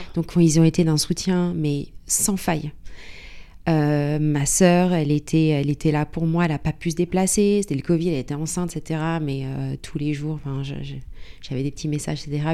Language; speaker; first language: French; native; French